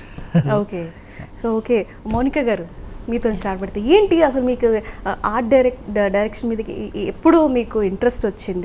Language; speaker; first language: Telugu; native; Telugu